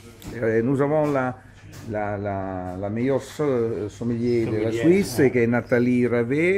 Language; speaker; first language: French; non-native, learner; Italian